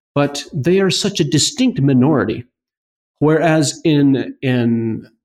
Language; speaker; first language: English; native; English